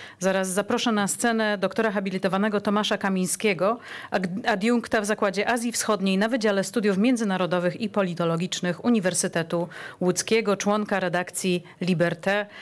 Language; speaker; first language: Polish; native; Polish